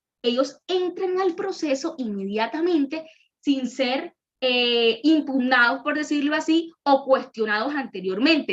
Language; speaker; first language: Spanish; native; Spanish